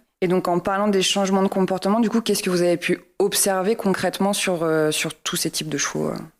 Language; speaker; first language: French; native; French